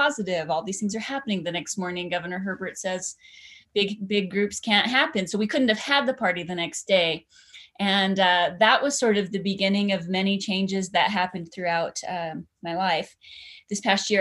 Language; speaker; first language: English; native; English